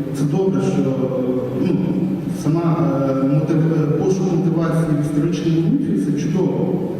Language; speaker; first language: Ukrainian; native; Ukrainian